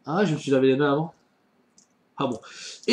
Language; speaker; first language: French; native; French